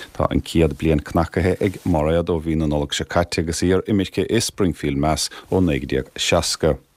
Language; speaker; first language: Irish; native; Irish